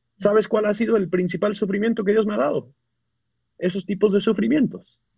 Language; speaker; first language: Spanish; early bilingual, other home language; English